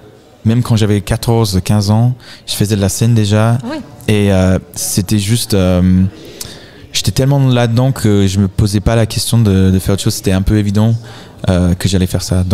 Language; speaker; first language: French; non-native, fluent; English